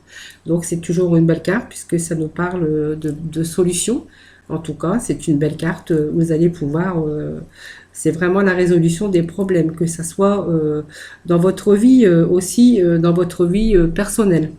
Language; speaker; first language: French; native; French